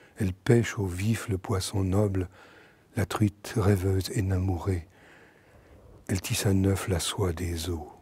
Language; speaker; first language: French; native; French